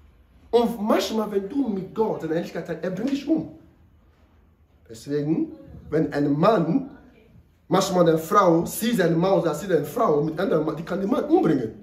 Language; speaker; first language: German; non-native, learner; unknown